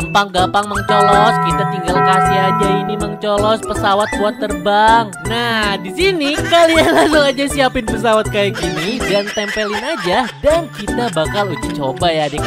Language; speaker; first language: Indonesian; native; Indonesian